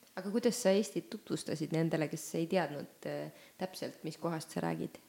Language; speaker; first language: Estonian; native; Estonian